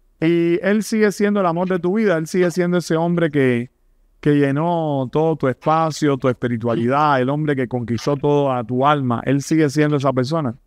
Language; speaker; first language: Spanish; native; Spanish